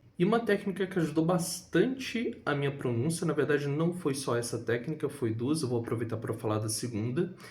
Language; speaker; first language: Portuguese; native; Portuguese